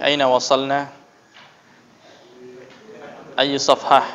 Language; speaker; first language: Arabic; non-native, fluent; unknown